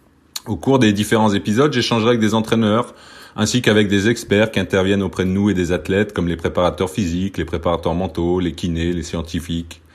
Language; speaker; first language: French; native; French